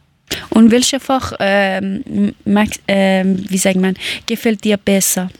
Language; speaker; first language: German; early bilingual, other home language; Persian